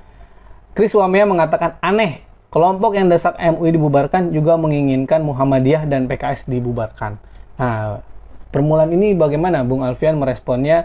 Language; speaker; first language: Indonesian; native; Indonesian